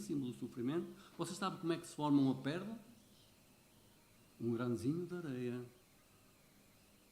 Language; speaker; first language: Portuguese; native; Portuguese